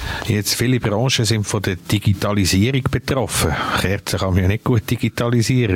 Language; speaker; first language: German; native; German